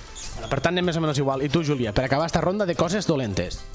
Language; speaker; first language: Catalan; native; Catalan